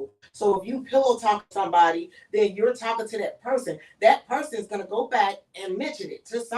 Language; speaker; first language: English; native; English